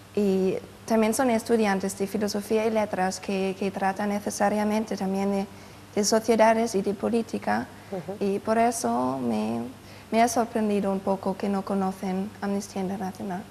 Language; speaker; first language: Spanish; non-native, fluent; German